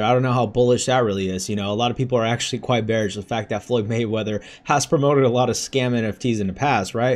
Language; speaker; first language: English; native; English